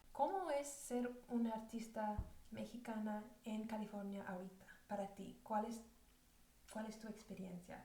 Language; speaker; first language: Spanish; early bilingual, heritage; Spanish